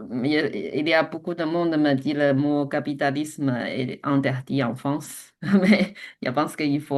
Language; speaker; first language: French; non-native, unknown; Chinese